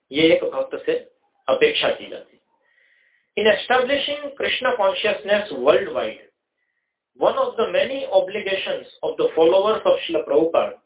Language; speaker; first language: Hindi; non-native, local second language; Gujarati